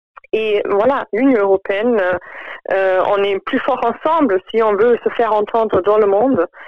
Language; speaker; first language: French; non-native, fluent; German